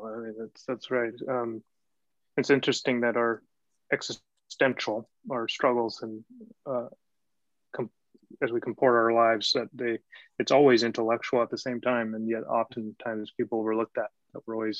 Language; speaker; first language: English; native; English